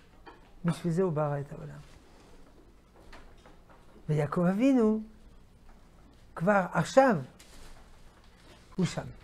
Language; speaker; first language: Hebrew; non-native, fluent; French